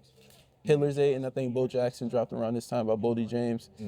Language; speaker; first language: English; native; English